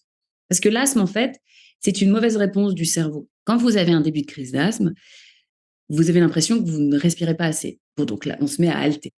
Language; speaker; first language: French; native; French